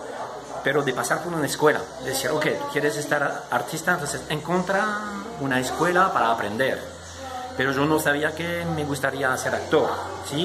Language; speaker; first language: Spanish; non-native, fluent; French